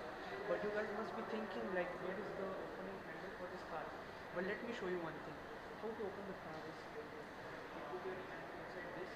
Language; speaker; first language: English; non-native, fluent; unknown